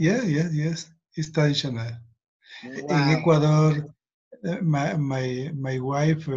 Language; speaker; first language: English; non-native, learner; Spanish